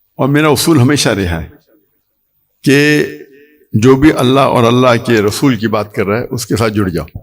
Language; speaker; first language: Urdu; non-native, local second language; Konkani